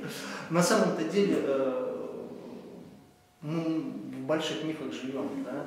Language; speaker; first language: Russian; native; Russian